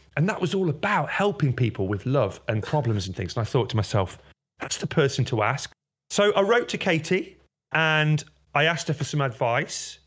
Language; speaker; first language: English; native; English